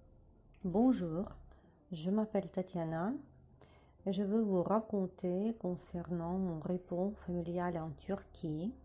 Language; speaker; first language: French; non-native, learner; Russian